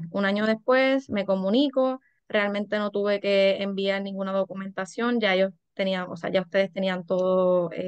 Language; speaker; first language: Spanish; native; Spanish